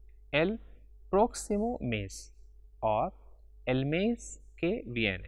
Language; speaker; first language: Spanish; non-native, fluent; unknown